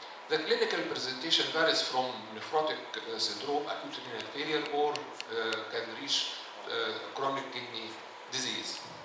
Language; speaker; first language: English; non-native, fluent; Arabic